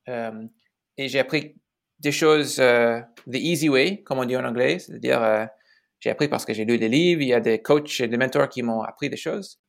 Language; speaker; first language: French; non-native, fluent; English